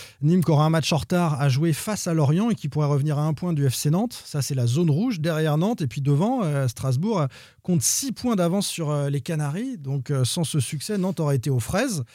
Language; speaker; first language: French; native; French